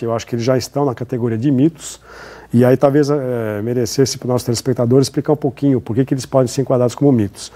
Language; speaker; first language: Portuguese; native; Portuguese